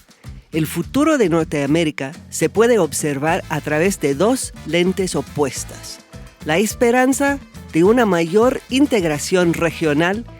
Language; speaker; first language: Spanish; non-native, fluent; English